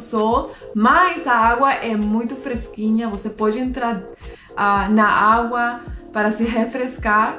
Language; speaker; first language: Portuguese; non-native, fluent; Spanish